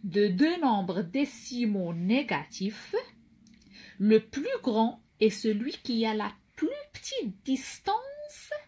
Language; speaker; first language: French; non-native, local second language; Arabic